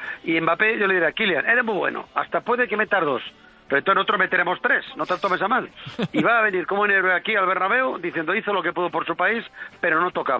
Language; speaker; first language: Spanish; native; Spanish